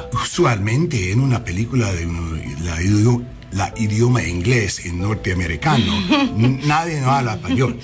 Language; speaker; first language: Spanish; non-native, learner; English